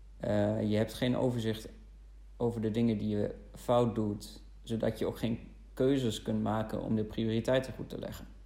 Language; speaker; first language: Dutch; non-native, fluent; German